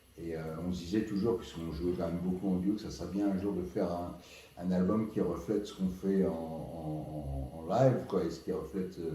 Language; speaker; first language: French; native; French